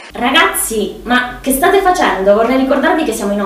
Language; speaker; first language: Italian; native; Italian